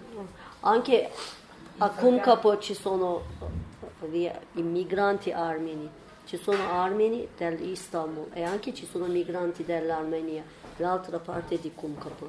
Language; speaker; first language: Italian; non-native, learner; Turkish